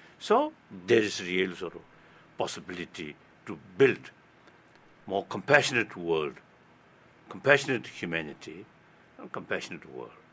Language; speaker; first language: English; non-native, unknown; Tibetan